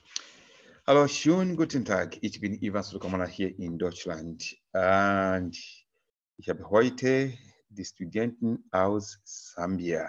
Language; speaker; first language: German; non-native, learner; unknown